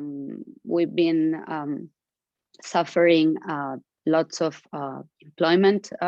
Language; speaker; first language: English; non-native, fluent; Spanish